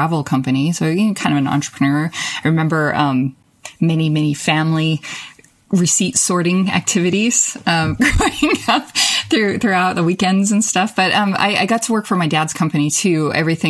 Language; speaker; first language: English; native; English